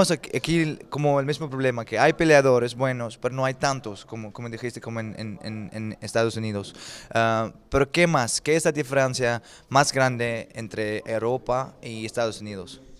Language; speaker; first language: Spanish; non-native, fluent; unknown